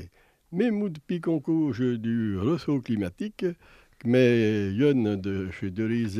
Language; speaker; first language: French; native; French